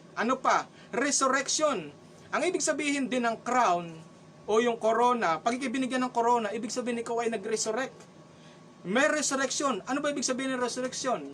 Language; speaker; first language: Filipino; non-native, local second language; Cebuano